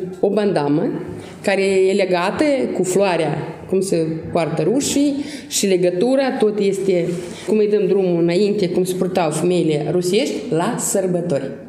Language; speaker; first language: Romanian; non-native, local second language; Russian